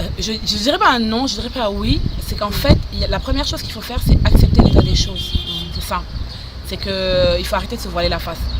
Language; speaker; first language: French; non-native, local second language; Arabic